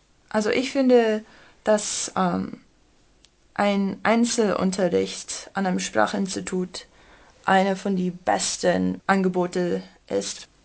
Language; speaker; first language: German; non-native, fluent; English